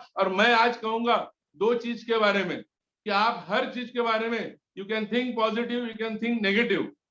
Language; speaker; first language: Hindi; native; Hindi